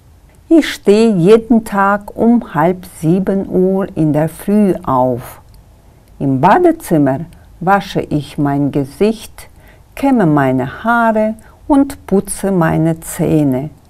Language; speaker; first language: German; non-native, fluent; Kyrgyz